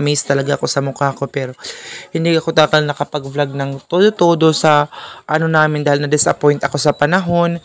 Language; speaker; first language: Filipino; non-native, local second language; Cebuano